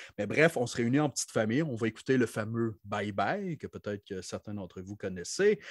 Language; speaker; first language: French; native; French